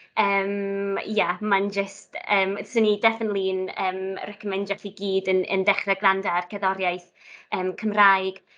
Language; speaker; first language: Welsh; non-native, local second language; Italian